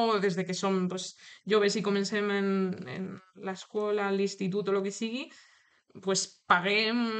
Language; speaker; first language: Catalan; non-native, local second language; Spanish